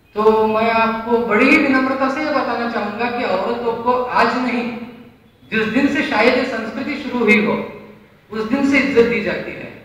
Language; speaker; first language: Hindi; non-native, local second language; Marathi